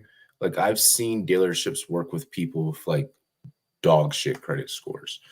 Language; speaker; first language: English; native; English